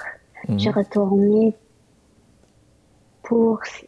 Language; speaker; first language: French; early bilingual, other home language; Vietnamese